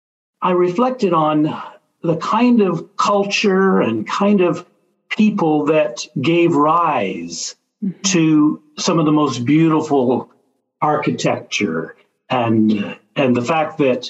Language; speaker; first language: English; native; English